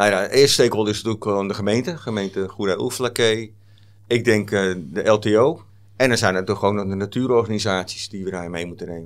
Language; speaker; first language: Dutch; native; Dutch